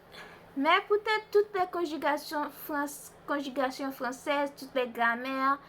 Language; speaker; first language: French; non-native, learner; Haitian Creole